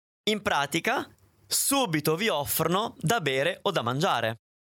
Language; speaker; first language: Italian; native; Italian